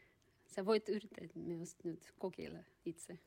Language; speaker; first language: Finnish; non-native, learner; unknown